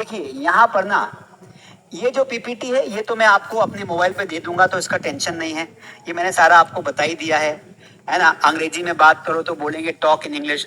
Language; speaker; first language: Hindi; native; Hindi